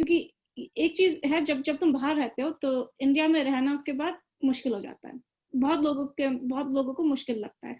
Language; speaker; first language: Hindi; early bilingual, other home language; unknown